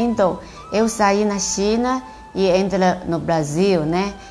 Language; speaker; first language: Portuguese; non-native, learner; Chinese